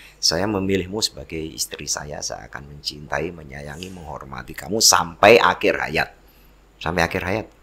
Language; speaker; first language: Indonesian; non-native, local second language; Javanese